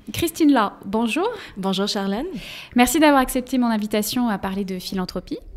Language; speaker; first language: French; native; French